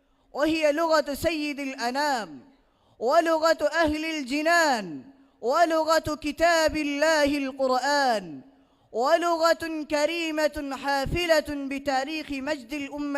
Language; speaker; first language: Arabic; non-native, learner; Bangla